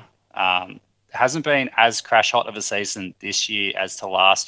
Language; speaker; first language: English; native; English